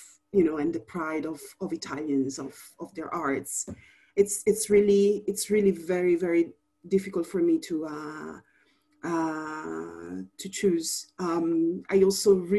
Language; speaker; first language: English; non-native, fluent; Italian